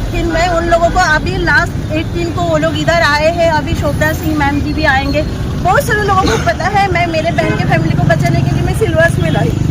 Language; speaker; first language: Hindi; non-native, local second language; Bangla